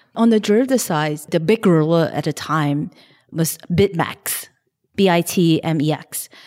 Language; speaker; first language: English; non-native, local second language; Cantonese